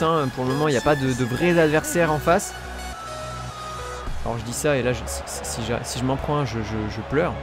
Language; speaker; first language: French; native; French